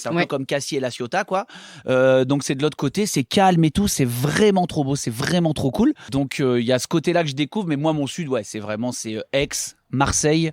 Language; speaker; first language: French; native; French